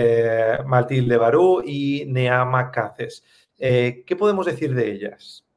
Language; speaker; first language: Spanish; native; Spanish